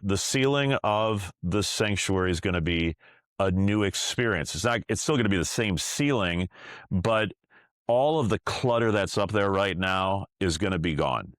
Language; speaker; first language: English; native; English